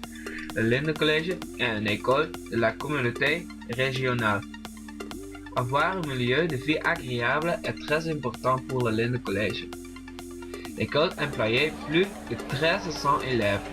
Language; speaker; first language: French; non-native, learner; Dutch